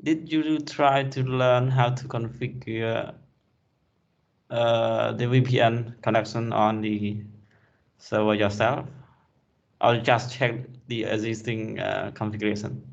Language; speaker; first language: English; non-native, fluent; Khmer